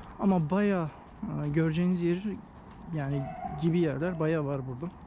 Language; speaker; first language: Turkish; non-native, fluent; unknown